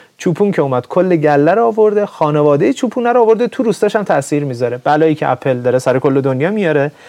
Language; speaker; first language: Persian; native; Persian